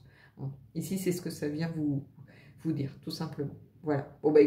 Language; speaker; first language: French; native; French